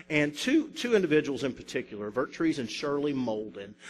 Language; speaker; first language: English; native; English